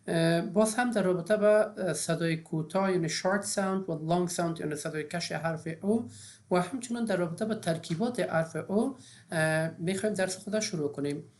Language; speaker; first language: Persian; native; Persian